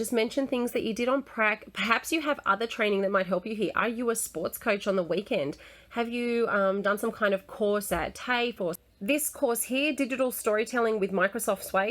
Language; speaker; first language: English; native; English